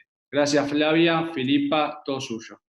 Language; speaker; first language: Spanish; native; Spanish